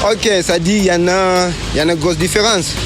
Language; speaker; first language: French; non-native, fluent; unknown